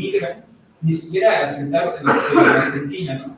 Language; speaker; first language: Spanish; native; Spanish